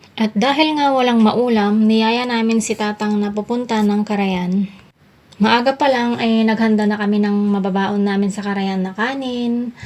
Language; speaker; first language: Filipino; non-native, local second language; Iloko